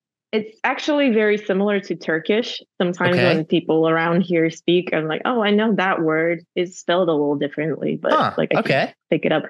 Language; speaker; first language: English; non-native, fluent; Russian